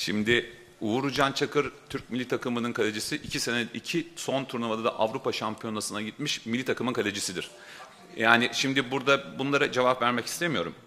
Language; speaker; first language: Turkish; native; Turkish